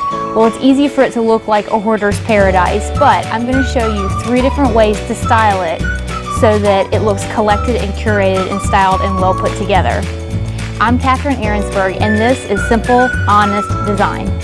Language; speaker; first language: English; native; English